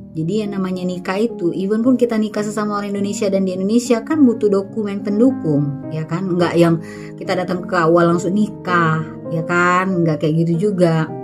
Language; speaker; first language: Indonesian; native; Indonesian